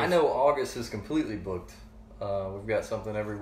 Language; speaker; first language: English; native; English